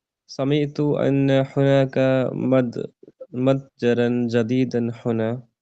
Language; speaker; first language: Arabic; non-native, learner; Urdu